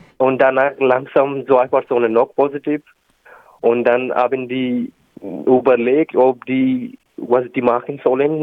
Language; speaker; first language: German; non-native, learner; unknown